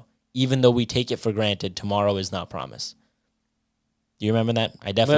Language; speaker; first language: English; native; English